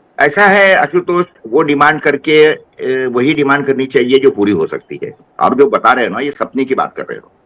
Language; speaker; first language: Hindi; non-native, local second language; Marathi